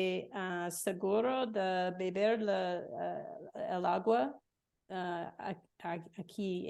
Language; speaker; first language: Spanish; non-native, learner; English